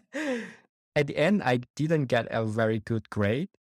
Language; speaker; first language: English; non-native, fluent; Chinese